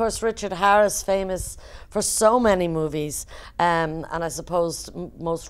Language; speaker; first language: English; native; English